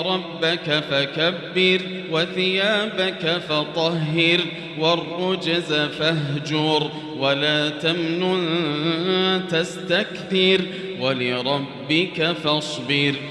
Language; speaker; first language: Arabic; native; Arabic